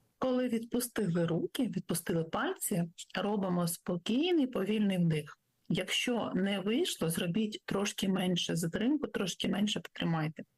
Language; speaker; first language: Ukrainian; native; Ukrainian